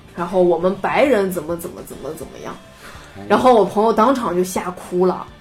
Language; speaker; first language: Chinese; native; Chinese